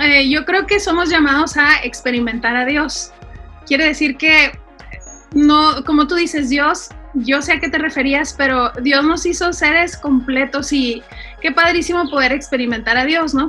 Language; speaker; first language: Spanish; native; Spanish